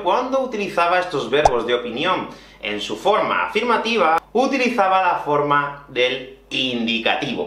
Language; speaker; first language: Spanish; native; Spanish